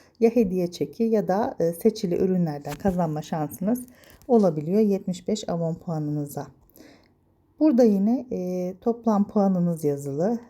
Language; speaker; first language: Turkish; native; Turkish